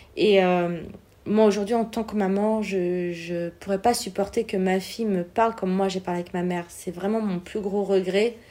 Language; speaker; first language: French; early bilingual, other home language; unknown